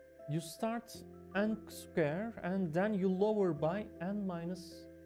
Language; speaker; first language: English; non-native, fluent; Turkish